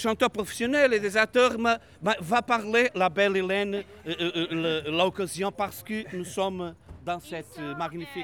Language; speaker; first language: French; non-native, learner; Portuguese